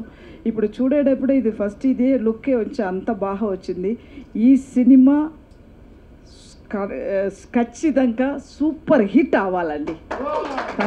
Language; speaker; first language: Telugu; non-native, fluent; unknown